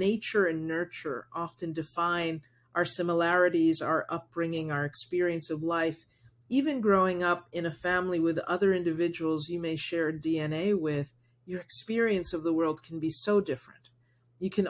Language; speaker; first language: English; early bilingual, other home language; Spanish